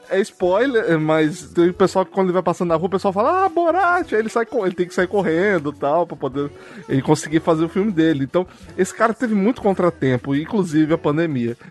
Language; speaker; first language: Portuguese; native; Portuguese